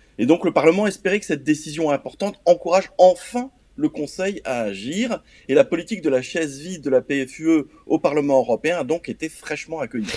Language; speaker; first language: French; native; French